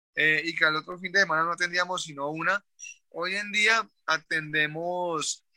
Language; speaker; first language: Spanish; native; Spanish